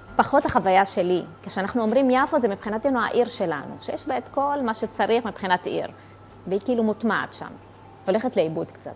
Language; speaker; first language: Hebrew; non-native, local second language; Arabic